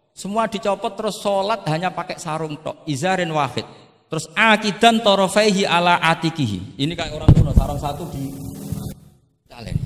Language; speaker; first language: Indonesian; non-native, local second language; Javanese